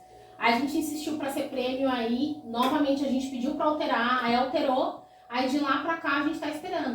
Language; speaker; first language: Portuguese; native; Portuguese